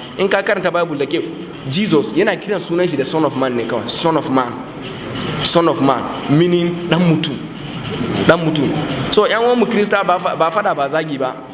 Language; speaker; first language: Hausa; non-native, local second language; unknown